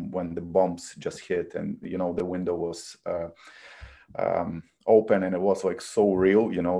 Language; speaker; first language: English; non-native, fluent; Ukrainian